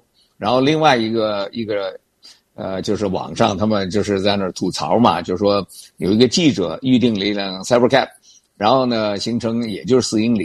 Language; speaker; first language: Chinese; native; Chinese